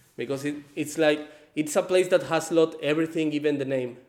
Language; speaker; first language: English; non-native, fluent; Spanish